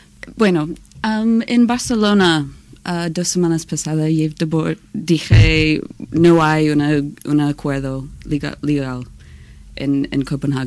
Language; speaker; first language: Spanish; non-native, learner; English